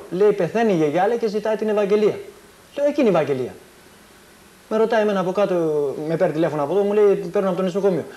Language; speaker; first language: Greek; early bilingual, heritage; Greek